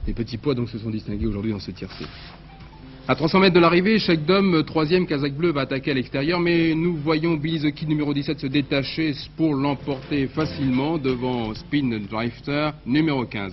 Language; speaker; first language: French; native; French